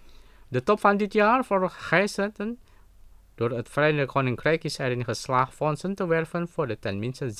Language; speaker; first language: Dutch; non-native, fluent; Indonesian